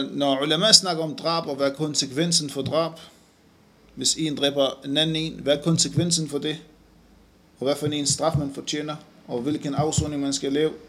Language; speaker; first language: Danish; non-native, fluent; Arabic